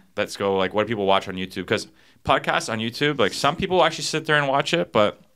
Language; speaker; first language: English; native; English